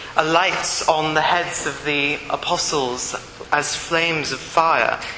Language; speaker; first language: English; native; English